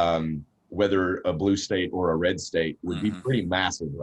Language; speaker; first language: English; native; English